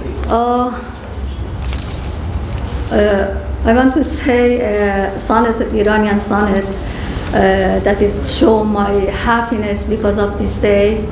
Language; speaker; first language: English; non-native, learner; Persian